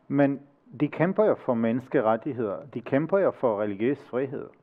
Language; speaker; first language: Danish; native; Danish